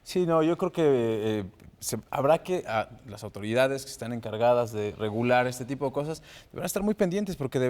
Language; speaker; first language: Spanish; native; Spanish